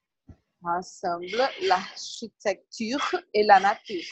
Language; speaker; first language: French; non-native, learner; Portuguese